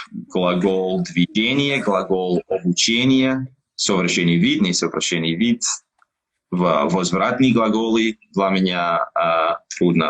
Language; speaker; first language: Russian; non-native, learner; English